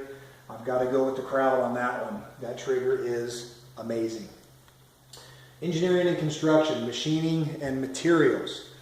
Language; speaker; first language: English; native; English